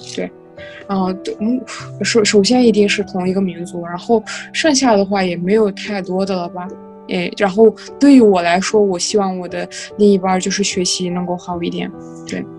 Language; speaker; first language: Chinese; non-native, local second language; Kazakh